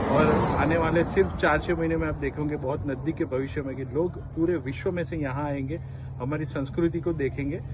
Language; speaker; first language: Hindi; non-native, local second language; Gujarati